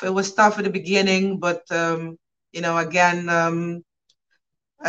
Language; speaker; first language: English; non-native, fluent; Papiamento